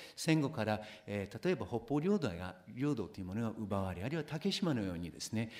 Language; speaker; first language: Japanese; non-native, fluent; English